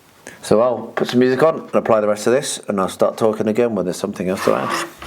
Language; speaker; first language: English; native; English